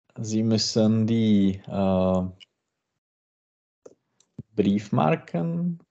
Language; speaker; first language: German; non-native, learner; Czech